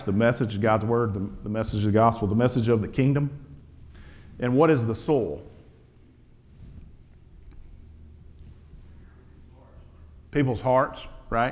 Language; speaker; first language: English; native; English